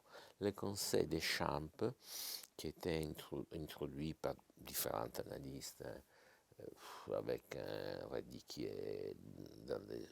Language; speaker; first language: French; non-native, fluent; Italian